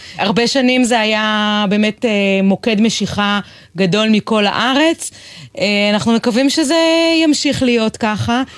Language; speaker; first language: Hebrew; native; Hebrew